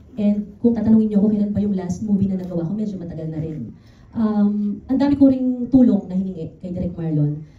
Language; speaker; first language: Filipino; native; Filipino